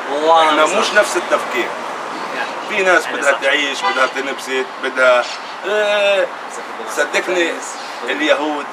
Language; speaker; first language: Arabic; native; Arabic